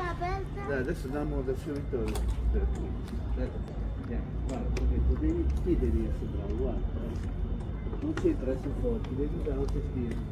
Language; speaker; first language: Italian; native; Italian